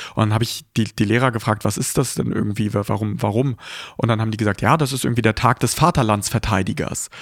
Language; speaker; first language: German; early bilingual, other home language; Russian